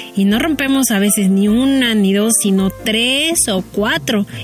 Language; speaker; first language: Spanish; native; Spanish